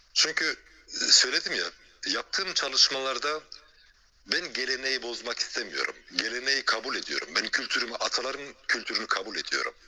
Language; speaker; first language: Turkish; early bilingual, heritage; Turkish